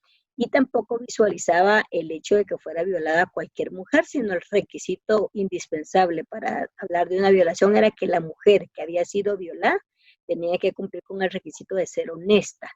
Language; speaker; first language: Spanish; native; Spanish